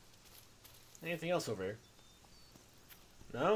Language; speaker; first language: English; native; English